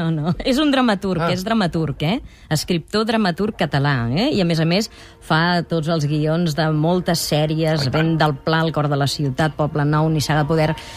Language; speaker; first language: Catalan; native; Catalan